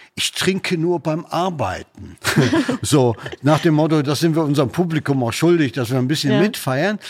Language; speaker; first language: German; native; German